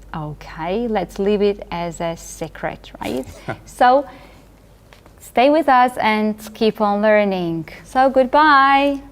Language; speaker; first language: English; non-native, fluent; Georgian